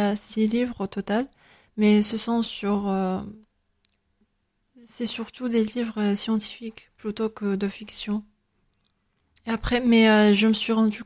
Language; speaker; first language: French; non-native, fluent; Spanish